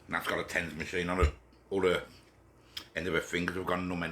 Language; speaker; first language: English; native; English